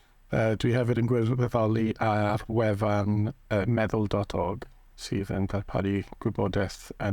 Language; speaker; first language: Welsh; native; Welsh